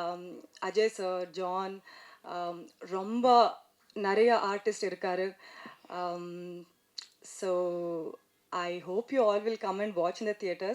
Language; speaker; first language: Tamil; non-native, learner; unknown